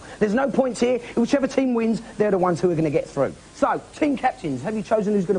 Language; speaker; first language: English; native; English